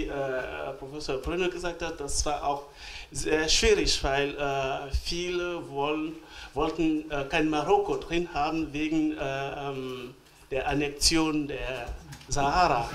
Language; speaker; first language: German; non-native, fluent; French